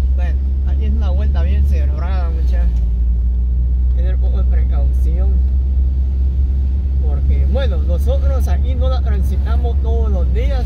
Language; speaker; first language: Spanish; native; Spanish